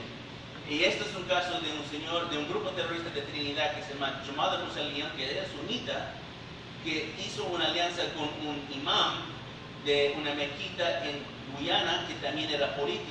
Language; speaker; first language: Spanish; early bilingual, heritage; Spanish